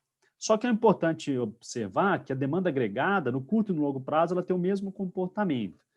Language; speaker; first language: Portuguese; native; Portuguese